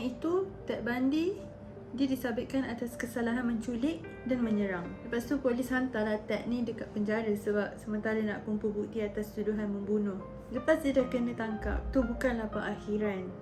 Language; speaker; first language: Malay; native; Malay